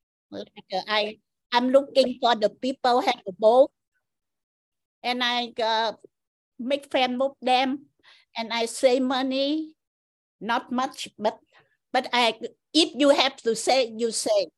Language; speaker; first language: English; non-native, learner; Vietnamese